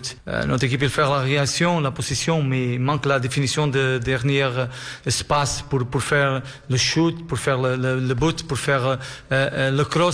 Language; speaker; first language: French; non-native, learner; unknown